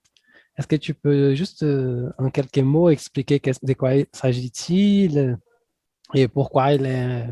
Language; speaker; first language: French; non-native, fluent; Portuguese